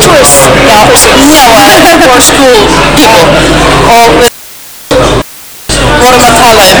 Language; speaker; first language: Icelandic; non-native, learner; English